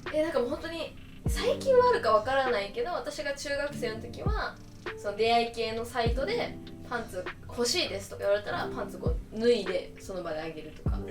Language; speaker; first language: Japanese; native; Japanese